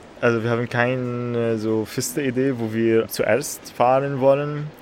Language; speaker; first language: German; non-native, learner; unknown